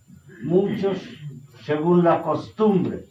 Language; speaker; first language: Spanish; non-native, fluent; Bangla